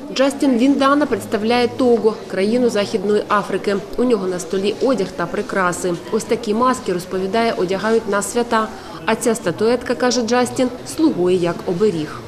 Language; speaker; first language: Ukrainian; native; Ukrainian